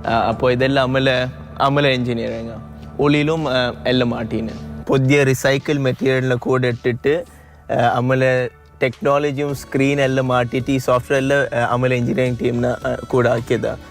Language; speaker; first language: Malayalam; early bilingual, heritage; Malayalam